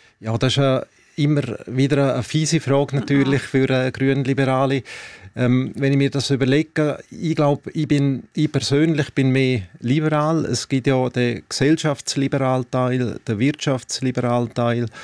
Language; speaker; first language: German; native; German